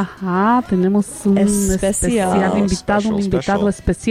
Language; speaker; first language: Spanish; native; Spanish